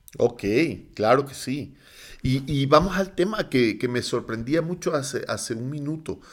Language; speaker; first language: Spanish; native; Spanish